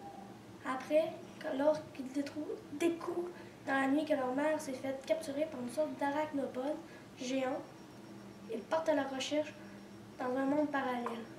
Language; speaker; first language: French; native; French